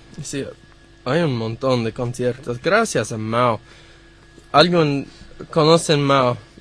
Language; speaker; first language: Spanish; non-native, learner; English